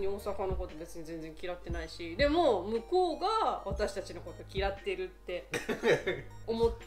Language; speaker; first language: Japanese; native; Japanese